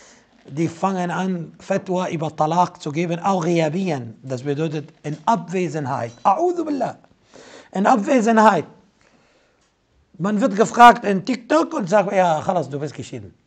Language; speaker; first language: German; non-native, fluent; Arabic